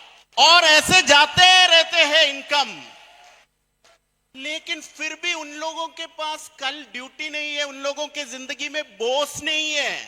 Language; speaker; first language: Hindi; non-native, fluent; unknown